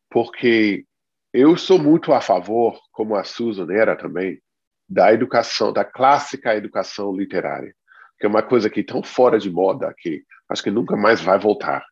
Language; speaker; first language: Portuguese; non-native, fluent; English